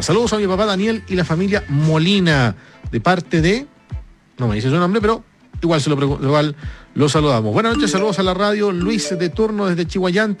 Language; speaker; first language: Spanish; native; Spanish